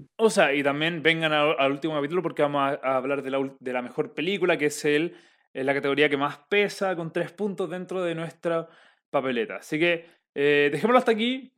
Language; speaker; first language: Spanish; native; Spanish